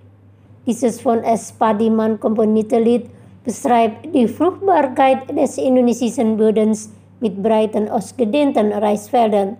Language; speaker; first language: German; non-native, fluent; Indonesian